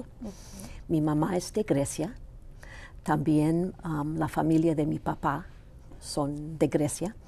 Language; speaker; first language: Spanish; non-native, local second language; Greek